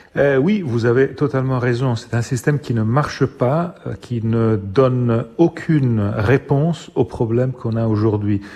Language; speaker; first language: French; non-native, fluent; Italian